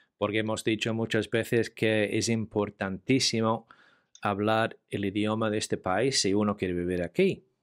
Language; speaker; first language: Spanish; non-native, fluent; English